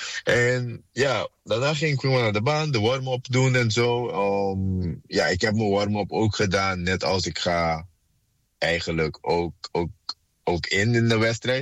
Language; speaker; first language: Dutch; non-native, fluent; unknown